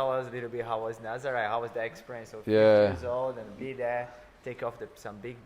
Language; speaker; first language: English; non-native, fluent; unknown